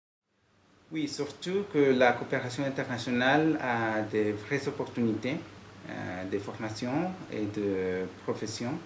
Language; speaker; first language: French; non-native, fluent; Spanish